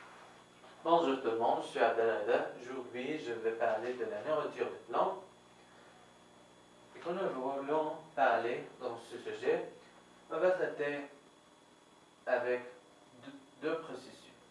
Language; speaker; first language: French; non-native, fluent; Arabic